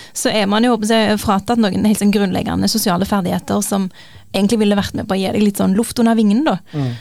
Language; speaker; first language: Norwegian; early bilingual, other home language; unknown